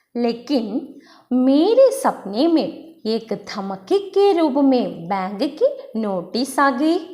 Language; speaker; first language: Hindi; non-native, local second language; Malayalam